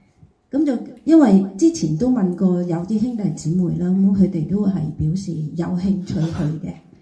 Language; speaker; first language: Cantonese; native; Cantonese